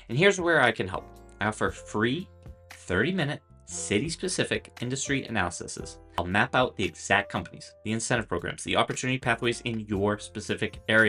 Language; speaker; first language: English; native; English